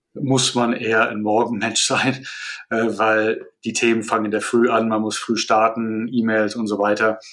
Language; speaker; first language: German; non-native, fluent; Malay